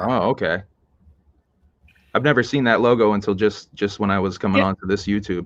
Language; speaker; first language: English; native; English